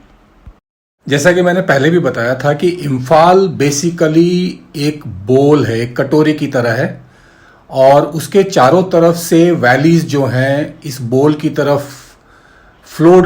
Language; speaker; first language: Hindi; native; Hindi